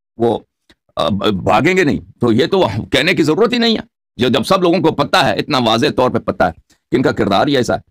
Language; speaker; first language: Urdu; non-native, local second language; Persian